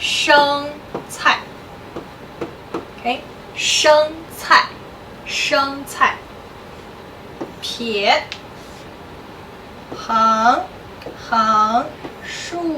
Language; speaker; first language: Chinese; non-native, fluent; English